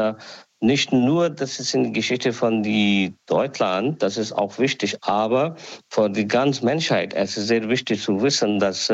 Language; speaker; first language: German; non-native, learner; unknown